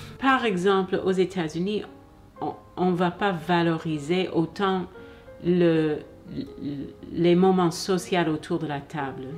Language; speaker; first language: French; non-native, fluent; English